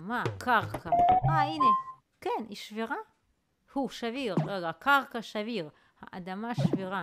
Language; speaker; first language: Hebrew; native; Hebrew